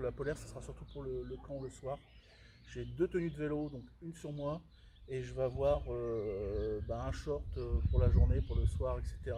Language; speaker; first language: French; native; French